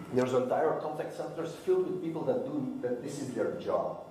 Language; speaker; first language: English; non-native, fluent; Dutch